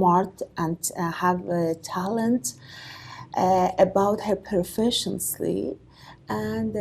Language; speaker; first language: English; non-native, learner; Persian